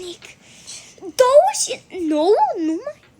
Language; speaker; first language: Romanian; early bilingual, heritage; Romanian